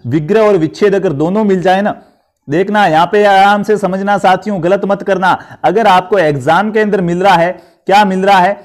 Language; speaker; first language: Hindi; native; Hindi